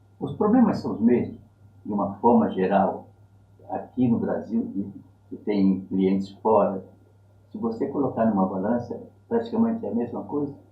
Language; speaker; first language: Portuguese; native; Portuguese